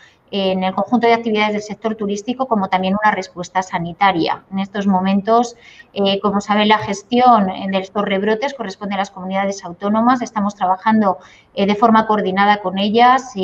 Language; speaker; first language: Spanish; native; Spanish